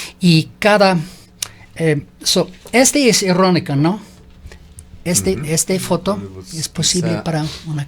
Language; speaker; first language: Spanish; non-native, learner; English